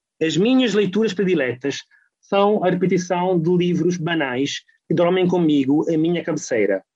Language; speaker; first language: Portuguese; non-native, fluent; Italian